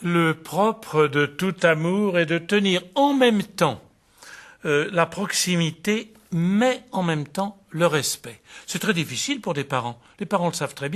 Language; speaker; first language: French; native; French